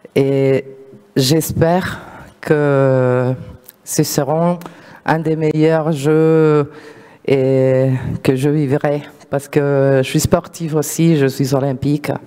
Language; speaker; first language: French; non-native, fluent; Spanish